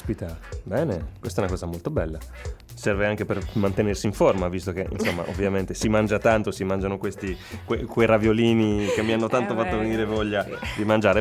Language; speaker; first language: Italian; native; Italian